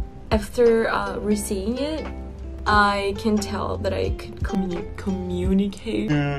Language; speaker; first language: English; non-native, learner; Portuguese